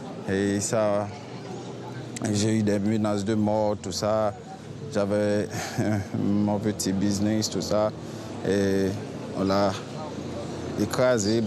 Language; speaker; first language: French; non-native, local second language; Haitian Creole